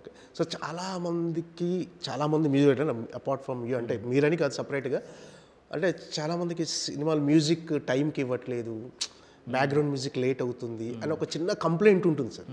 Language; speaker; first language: Telugu; native; Telugu